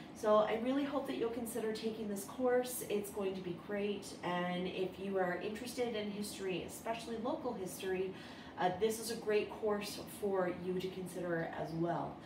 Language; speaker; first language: English; native; English